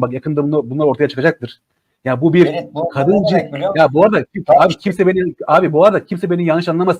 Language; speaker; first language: Turkish; native; Turkish